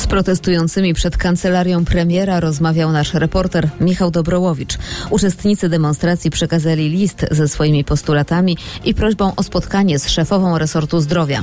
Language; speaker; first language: Polish; native; Polish